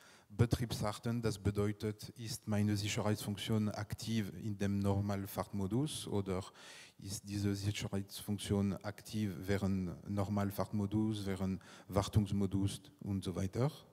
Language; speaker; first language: German; non-native, fluent; French